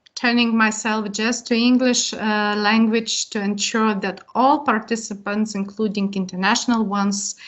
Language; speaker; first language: English; non-native, fluent; Lithuanian